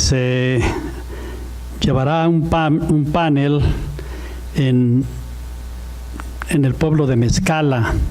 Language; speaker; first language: Spanish; native; Spanish